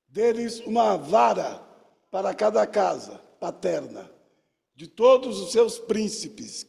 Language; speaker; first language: Portuguese; native; Portuguese